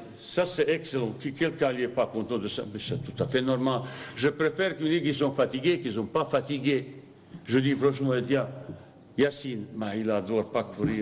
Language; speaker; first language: French; non-native, fluent; Bosnian